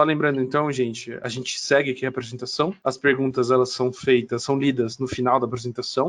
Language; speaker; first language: Portuguese; native; Portuguese